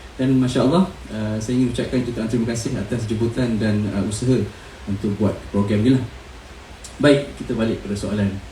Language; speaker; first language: Malay; native; Malay